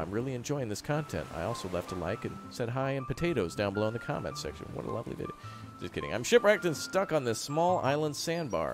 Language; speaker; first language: English; native; English